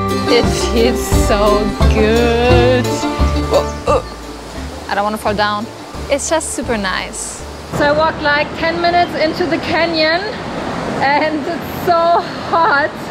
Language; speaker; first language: English; non-native, fluent; German